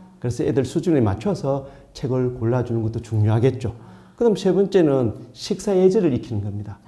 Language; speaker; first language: Korean; native; Korean